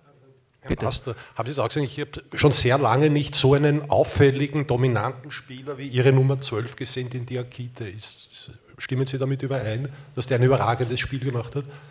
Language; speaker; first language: German; native; German